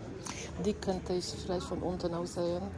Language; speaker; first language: German; non-native, learner; Polish